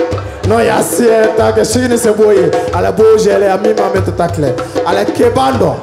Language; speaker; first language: Czech; non-native, learner; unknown